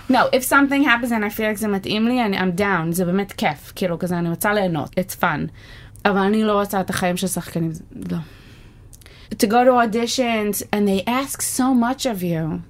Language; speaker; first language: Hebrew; non-native, fluent; English